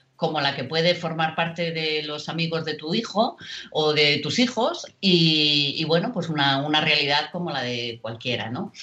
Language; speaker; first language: Spanish; native; Spanish